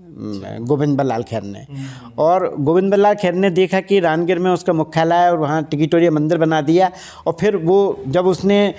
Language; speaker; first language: Hindi; native; Hindi